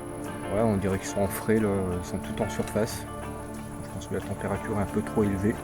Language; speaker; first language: French; native; French